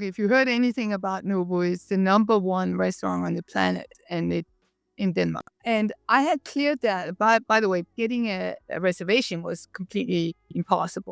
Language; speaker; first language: English; non-native, fluent; Danish